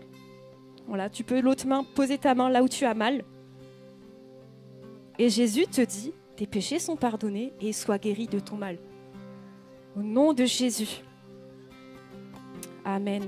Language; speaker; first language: French; native; French